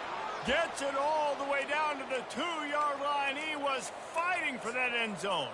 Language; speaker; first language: English; native; English